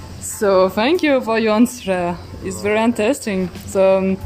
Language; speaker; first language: English; non-native, learner; French